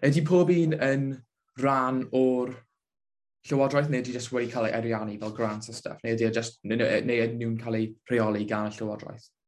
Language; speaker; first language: Welsh; non-native, local second language; English